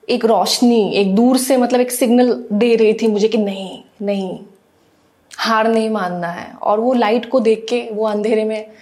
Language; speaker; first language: Hindi; non-native, local second language; Assamese